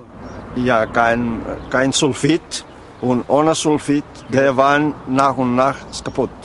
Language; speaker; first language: German; non-native, learner; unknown